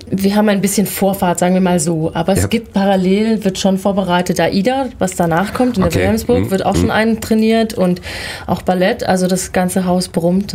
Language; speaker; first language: German; native; German